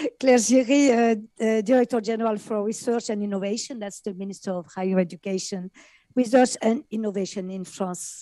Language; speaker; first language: English; non-native, fluent; French